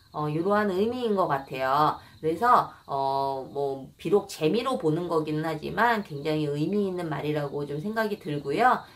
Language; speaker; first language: Korean; native; Korean